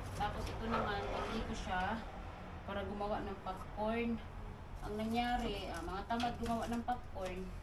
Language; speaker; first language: Filipino; native; Filipino